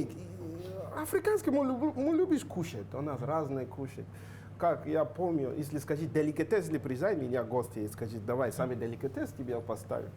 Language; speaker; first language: Russian; non-native, learner; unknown